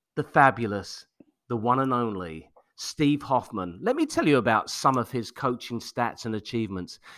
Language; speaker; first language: English; native; English